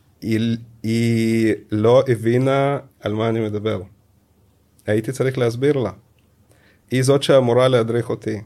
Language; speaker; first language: Hebrew; early bilingual, other home language; Russian